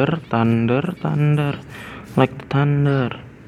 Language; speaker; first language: English; non-native, learner; Indonesian